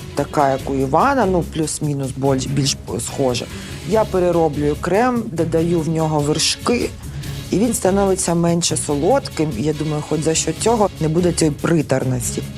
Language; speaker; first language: Ukrainian; native; Ukrainian